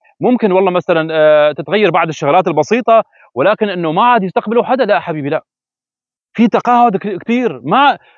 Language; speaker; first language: Arabic; native; Arabic